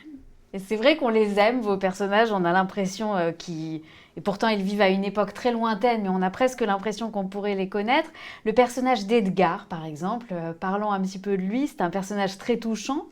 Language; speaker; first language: French; native; French